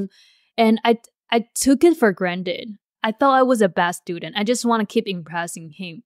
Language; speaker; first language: English; non-native, fluent; Chinese